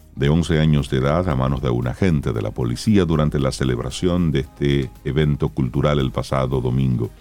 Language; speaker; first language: Spanish; native; Spanish